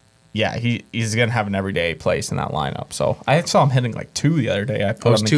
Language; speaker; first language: English; native; English